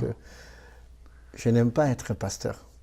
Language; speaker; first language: French; non-native, local second language; Malagasy